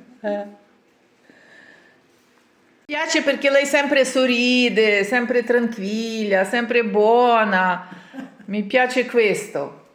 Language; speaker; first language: Italian; non-native, learner; Ukrainian